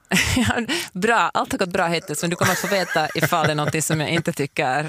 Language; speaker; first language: Swedish; native; Swedish